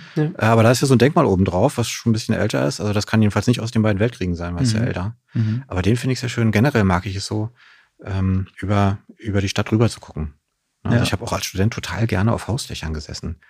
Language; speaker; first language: German; native; German